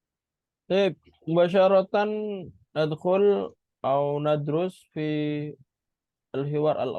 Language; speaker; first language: Arabic; non-native, fluent; Indonesian